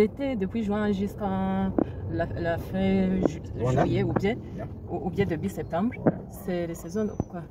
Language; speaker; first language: French; non-native, learner; Kinyarwanda